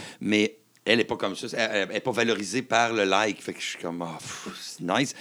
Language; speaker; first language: French; native; French